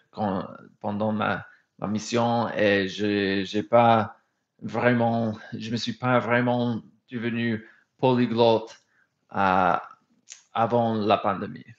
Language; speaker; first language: French; non-native, fluent; English